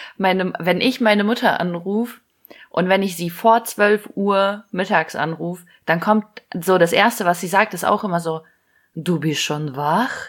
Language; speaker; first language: German; native; German